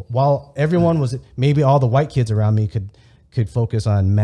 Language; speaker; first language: English; early bilingual, other home language; Vietnamese